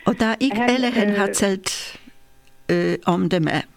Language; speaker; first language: Danish; non-native, fluent; Polish